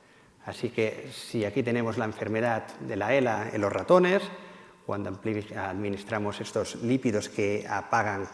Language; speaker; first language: Spanish; native; Spanish